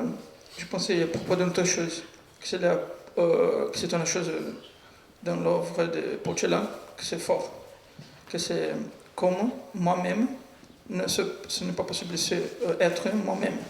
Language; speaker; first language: French; non-native, learner; Portuguese